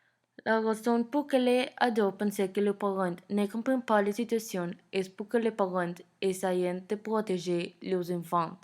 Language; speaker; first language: French; non-native, learner; Spanish